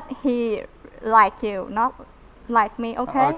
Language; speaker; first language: English; non-native, learner; Vietnamese